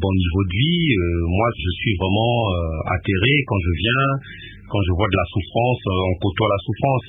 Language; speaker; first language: French; non-native, local second language; Lingala